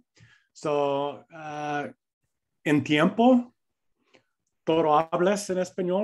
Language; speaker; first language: Spanish; non-native, learner; English